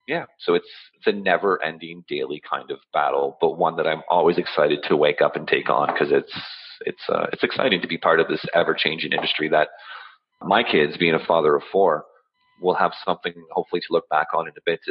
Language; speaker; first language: English; native; English